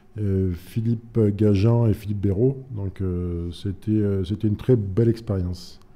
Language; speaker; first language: French; native; French